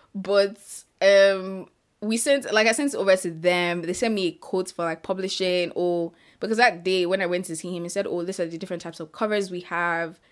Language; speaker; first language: English; non-native, local second language; Yoruba